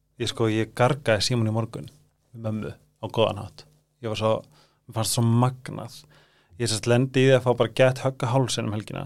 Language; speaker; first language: Icelandic; native; Icelandic